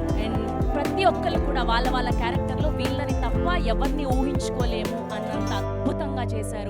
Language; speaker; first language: Telugu; native; Telugu